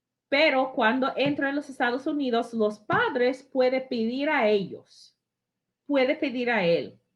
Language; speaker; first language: Spanish; non-native, fluent; English